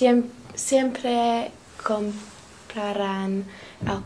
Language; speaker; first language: Spanish; non-native, learner; English